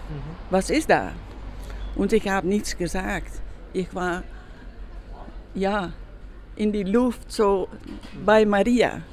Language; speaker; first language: German; non-native, learner; Dutch